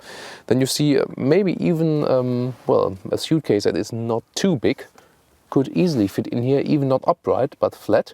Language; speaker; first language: English; non-native, fluent; German